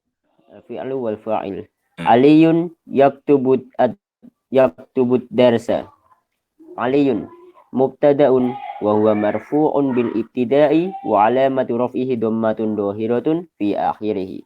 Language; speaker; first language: Arabic; non-native, learner; Indonesian